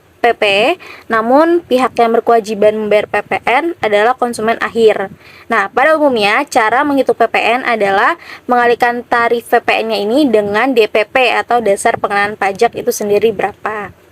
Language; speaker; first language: Indonesian; native; Indonesian